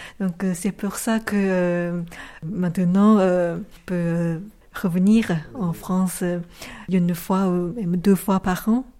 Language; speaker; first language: French; non-native, fluent; Japanese